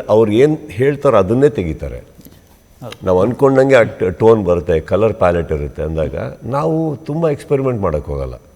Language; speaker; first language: Kannada; native; Kannada